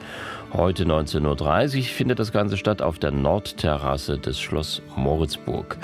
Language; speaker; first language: German; native; German